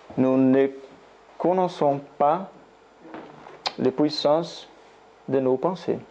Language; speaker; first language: French; non-native, learner; Portuguese